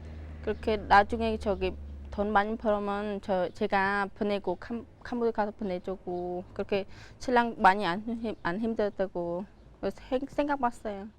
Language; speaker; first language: Korean; non-native, learner; Khmer